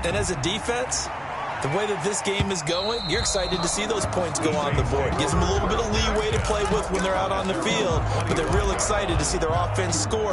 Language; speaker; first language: English; native; English